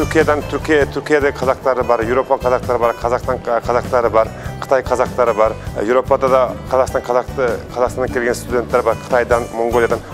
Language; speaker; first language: Kazakh; early bilingual, heritage; Kazakh